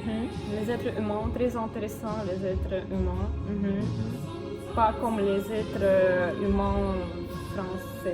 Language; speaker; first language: French; non-native, learner; Russian